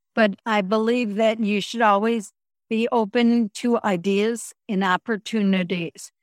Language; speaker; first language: English; native; English